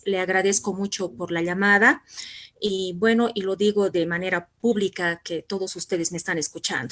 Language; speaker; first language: Spanish; native; Spanish